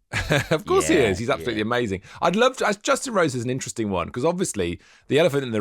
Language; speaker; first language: English; native; English